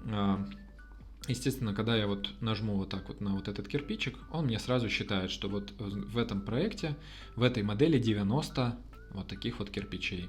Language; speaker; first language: Russian; native; Russian